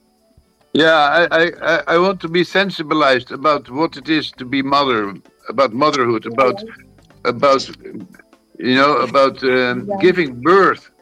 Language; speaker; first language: English; non-native, fluent; Dutch